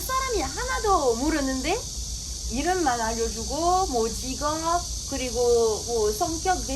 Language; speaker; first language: Korean; non-native, fluent; French